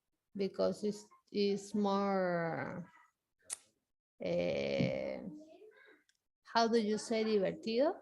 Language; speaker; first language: English; non-native, learner; Spanish